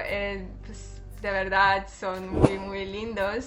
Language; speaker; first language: Spanish; non-native, fluent; Russian